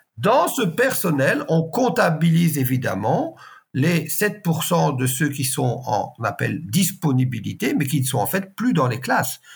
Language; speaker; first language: French; native; French